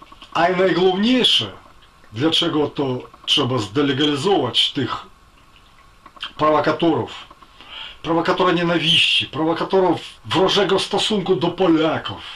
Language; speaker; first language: Polish; non-native, fluent; Ukrainian